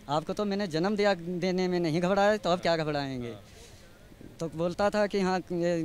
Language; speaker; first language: Hindi; native; Hindi